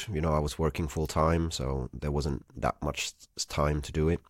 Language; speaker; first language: English; non-native, fluent; Finnish